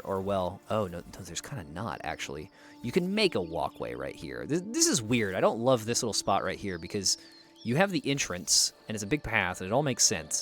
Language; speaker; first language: English; native; English